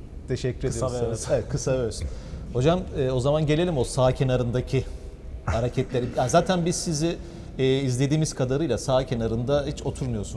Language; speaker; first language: Turkish; native; Turkish